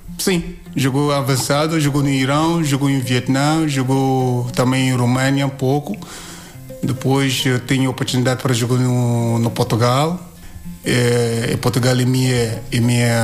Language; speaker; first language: Portuguese; non-native, learner; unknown